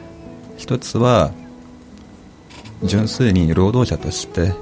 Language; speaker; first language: Japanese; native; Japanese